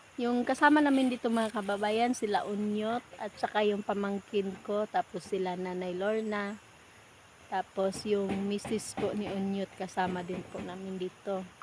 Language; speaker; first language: Filipino; native; Filipino